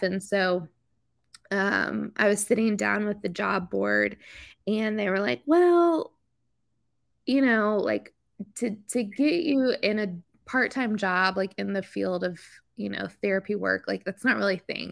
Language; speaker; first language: English; native; English